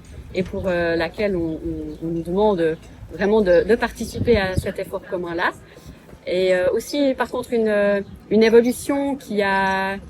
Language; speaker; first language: French; native; French